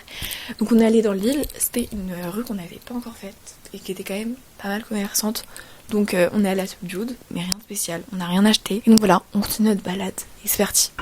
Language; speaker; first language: French; native; French